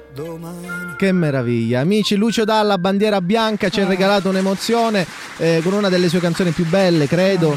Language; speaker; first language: Italian; native; Italian